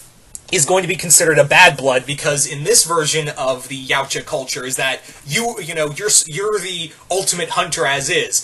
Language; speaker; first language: English; native; English